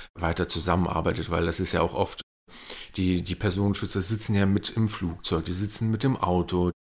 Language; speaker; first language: German; native; German